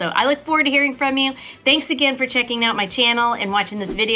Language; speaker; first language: English; native; English